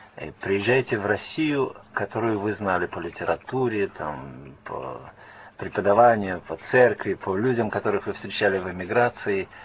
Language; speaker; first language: Russian; native; Russian